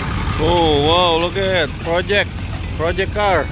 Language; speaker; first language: English; non-native, learner; Indonesian